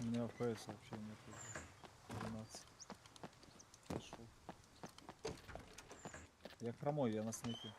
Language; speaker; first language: Russian; native; Russian